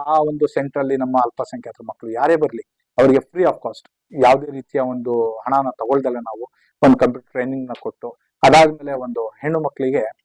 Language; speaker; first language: Kannada; non-native, local second language; Urdu